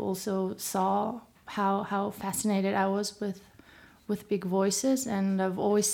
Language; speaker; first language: English; non-native, fluent; German